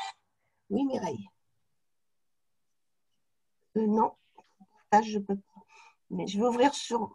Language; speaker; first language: French; native; French